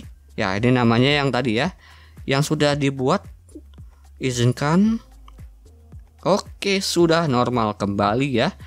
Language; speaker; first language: Indonesian; native; Indonesian